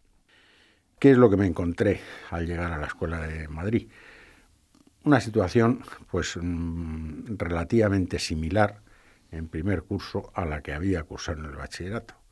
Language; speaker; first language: Spanish; native; Spanish